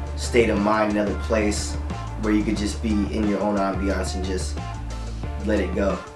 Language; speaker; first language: English; native; English